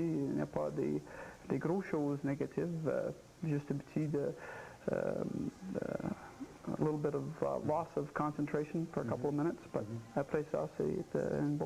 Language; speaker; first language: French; non-native, local second language; English